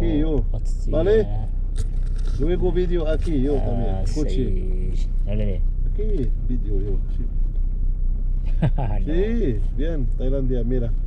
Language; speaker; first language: Spanish; non-native, learner; Thai